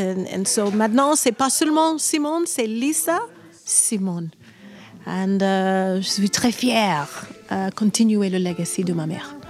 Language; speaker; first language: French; non-native, learner; English